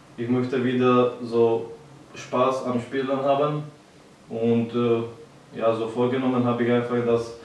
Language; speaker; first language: German; non-native, fluent; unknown